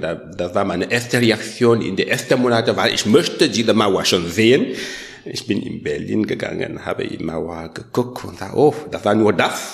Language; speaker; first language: German; non-native, learner; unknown